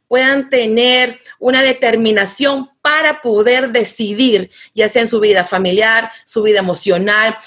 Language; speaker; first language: Spanish; native; Spanish